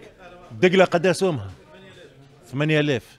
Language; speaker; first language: Arabic; native; Arabic